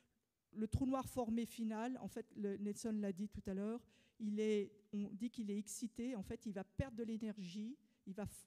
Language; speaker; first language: French; native; French